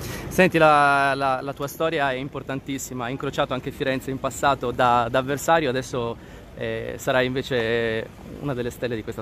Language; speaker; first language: Italian; native; Italian